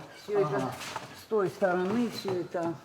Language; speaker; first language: Russian; native; Russian